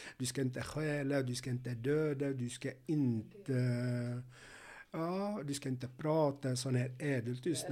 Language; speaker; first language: Swedish; non-native, fluent; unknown